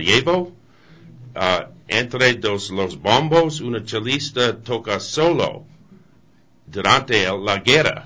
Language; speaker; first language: Spanish; non-native, learner; English